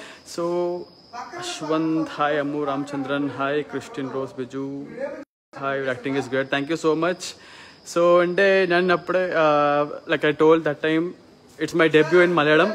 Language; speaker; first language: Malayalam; early bilingual, heritage; Malayalam